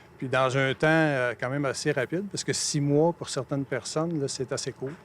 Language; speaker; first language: French; native; French